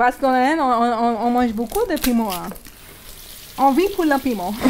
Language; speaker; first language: French; non-native, learner; Hindi